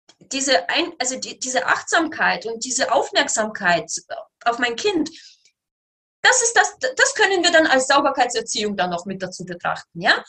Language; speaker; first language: German; native; German